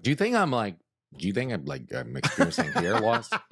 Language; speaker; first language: English; non-native, fluent; Portuguese